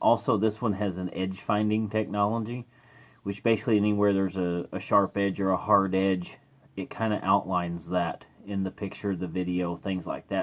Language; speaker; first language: English; native; English